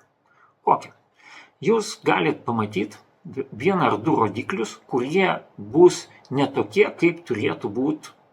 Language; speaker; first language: Lithuanian; non-native, local second language; Russian